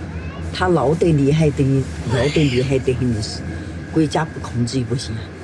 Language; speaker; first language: Chinese; native; Chinese